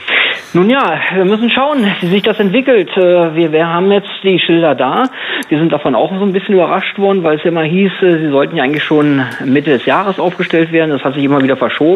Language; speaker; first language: German; native; German